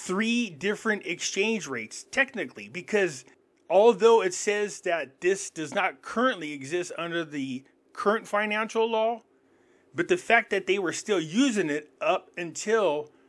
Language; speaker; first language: English; native; English